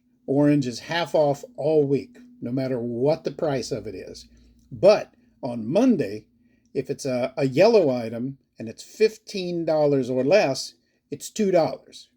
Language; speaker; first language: English; native; English